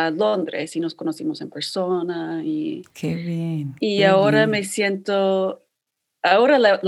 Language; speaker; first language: Spanish; non-native, fluent; English